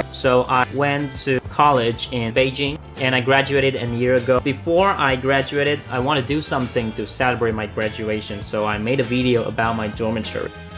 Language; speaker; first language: English; non-native, fluent; Chinese